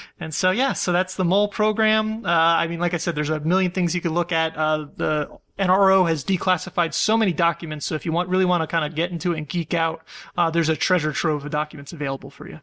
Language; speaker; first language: English; native; English